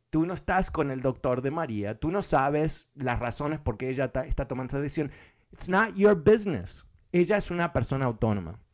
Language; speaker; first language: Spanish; early bilingual, other home language; English